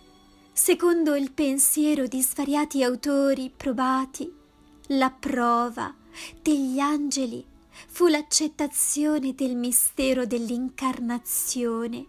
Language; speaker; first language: Italian; native; Italian